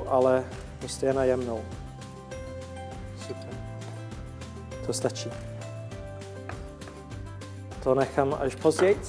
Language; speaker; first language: Czech; non-native, learner; English